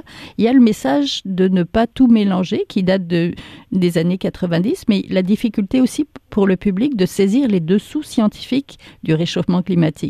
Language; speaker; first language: French; native; French